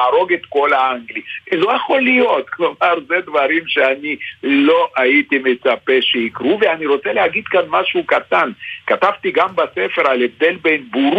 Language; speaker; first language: Hebrew; non-native, fluent; Lithuanian